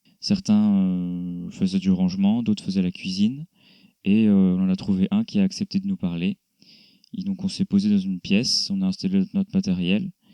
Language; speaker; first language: French; native; French